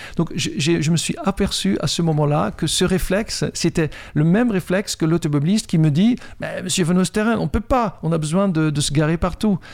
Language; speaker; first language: French; non-native, fluent; Dutch